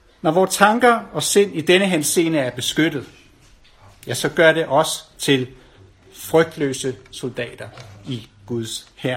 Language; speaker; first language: Danish; native; Danish